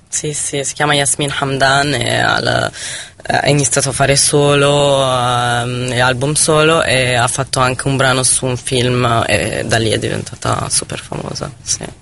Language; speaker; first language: Italian; non-native, fluent; Arabic